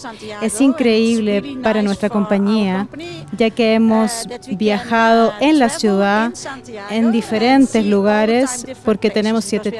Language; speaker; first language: Spanish; non-native, fluent; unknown